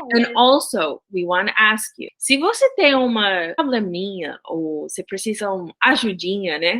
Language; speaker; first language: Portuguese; non-native, fluent; English